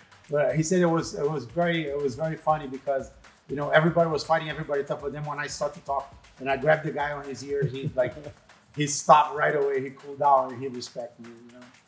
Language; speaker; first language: English; non-native, fluent; Portuguese